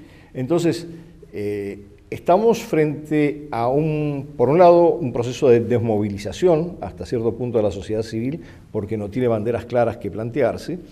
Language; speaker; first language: Spanish; native; Spanish